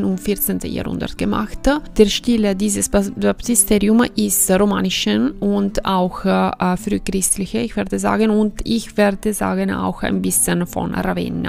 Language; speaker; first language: German; non-native, fluent; Italian